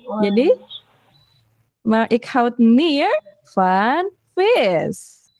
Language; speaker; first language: Dutch; non-native, fluent; Indonesian